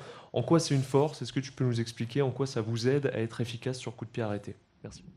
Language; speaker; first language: French; native; French